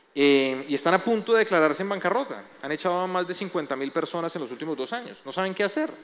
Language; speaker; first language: Spanish; native; Spanish